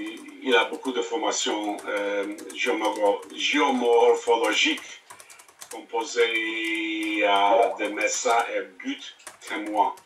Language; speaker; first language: French; non-native, learner; English